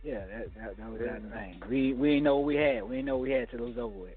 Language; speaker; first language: English; native; English